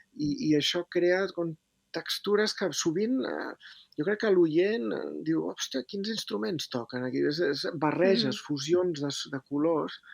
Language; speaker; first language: Catalan; native; Catalan